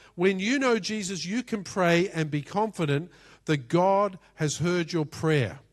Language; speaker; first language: English; native; English